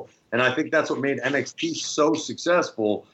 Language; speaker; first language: English; native; English